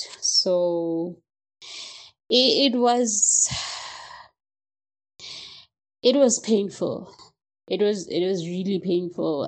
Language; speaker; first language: English; non-native, local second language; Tswana